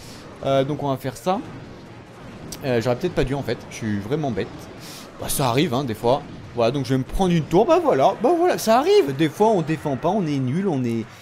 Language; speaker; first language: French; native; French